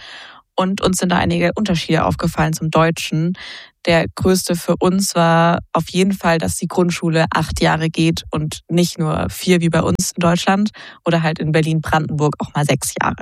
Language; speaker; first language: German; native; German